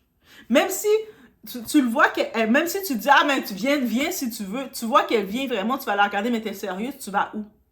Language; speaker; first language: French; native; French